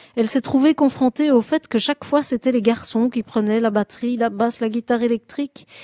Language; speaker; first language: French; native; French